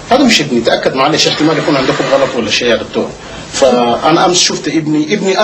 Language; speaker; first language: Arabic; native; Arabic